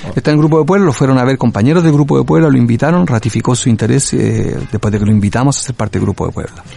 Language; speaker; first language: Spanish; native; Spanish